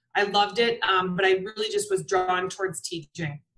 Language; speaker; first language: English; native; English